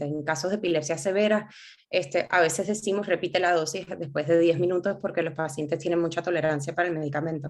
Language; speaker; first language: Spanish; native; Spanish